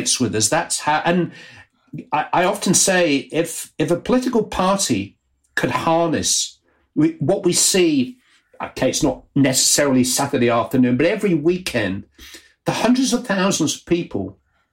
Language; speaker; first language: English; native; English